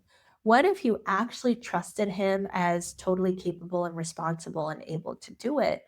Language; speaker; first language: English; native; English